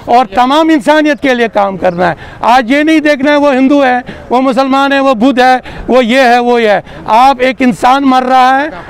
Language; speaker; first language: Hindi; non-native, local second language; Kashmiri